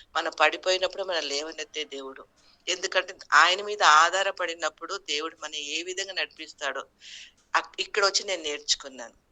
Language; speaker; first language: Telugu; non-native, local second language; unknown